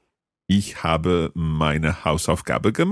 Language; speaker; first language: German; non-native, learner; English